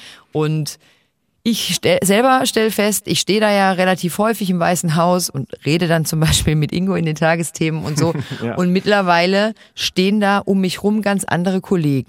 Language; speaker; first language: German; native; German